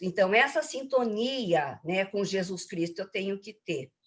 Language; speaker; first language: Portuguese; native; Portuguese